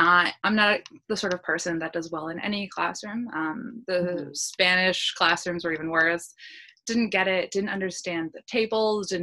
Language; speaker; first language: English; early bilingual, other home language; Polish